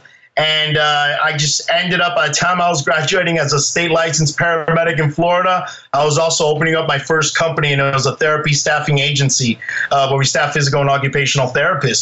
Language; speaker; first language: English; native; English